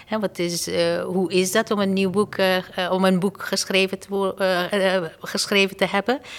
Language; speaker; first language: Dutch; non-native, fluent; Persian